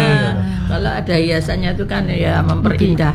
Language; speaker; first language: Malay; non-native, local second language; Javanese